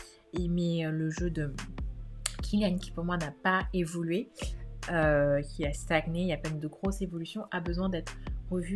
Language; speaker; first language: French; native; French